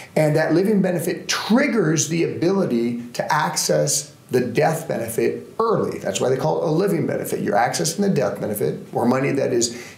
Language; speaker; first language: English; native; English